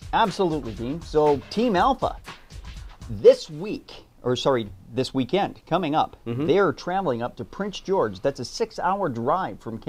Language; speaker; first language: English; native; English